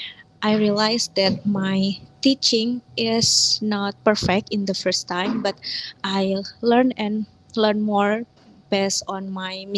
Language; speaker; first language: English; non-native, learner; Indonesian